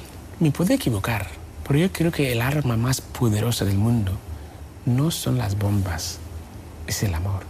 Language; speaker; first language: Spanish; non-native, fluent; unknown